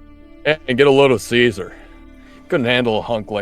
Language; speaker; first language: English; native; English